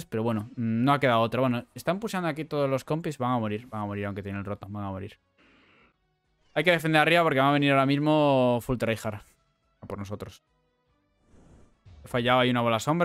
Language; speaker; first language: Spanish; native; Spanish